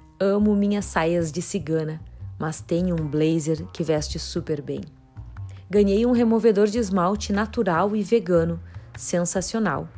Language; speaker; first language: Portuguese; native; Portuguese